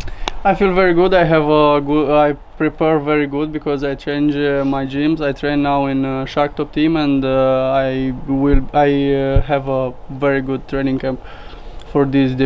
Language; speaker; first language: English; non-native, learner; Romanian